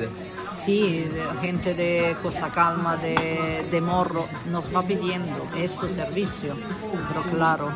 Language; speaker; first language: Spanish; non-native, fluent; Italian